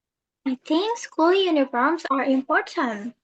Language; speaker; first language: English; non-native, learner; Indonesian